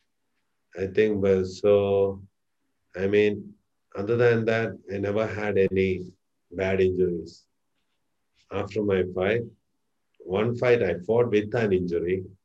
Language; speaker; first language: English; non-native, local second language; Malayalam